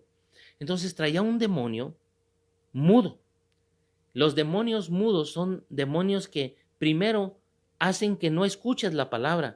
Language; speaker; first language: Spanish; native; Spanish